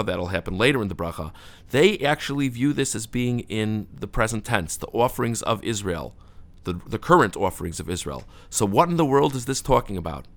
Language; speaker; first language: English; native; English